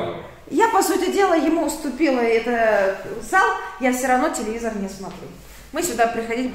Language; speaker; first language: Russian; native; Russian